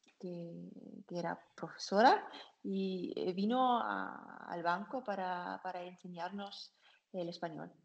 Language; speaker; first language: Spanish; non-native, learner; German